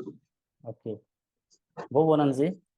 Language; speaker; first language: German; non-native, fluent; Hindi